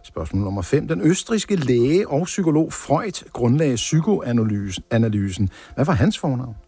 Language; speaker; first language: Danish; native; Danish